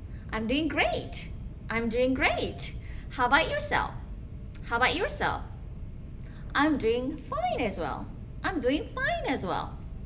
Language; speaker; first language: English; non-native, fluent; Korean